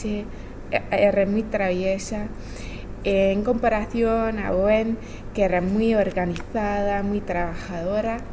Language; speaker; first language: Spanish; non-native, learner; English